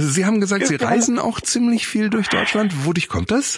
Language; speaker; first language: German; native; German